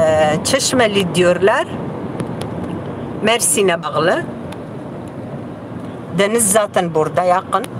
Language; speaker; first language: Turkish; non-native, learner; Kurdish